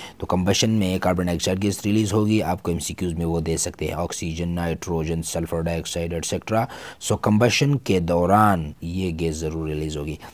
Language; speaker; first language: Urdu; non-native, local second language; Pashto